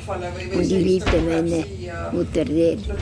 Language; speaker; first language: German; non-native, learner; Estonian